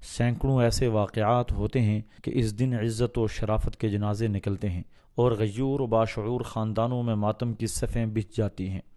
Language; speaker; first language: Urdu; native; Urdu